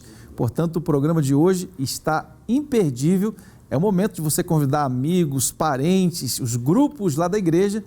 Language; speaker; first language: Portuguese; native; Portuguese